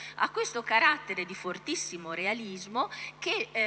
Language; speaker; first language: Italian; native; Italian